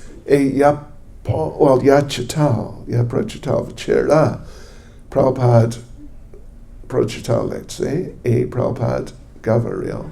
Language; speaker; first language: Russian; non-native, learner; English